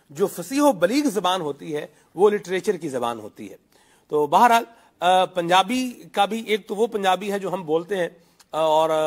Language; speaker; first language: Urdu; non-native, local second language; Punjabi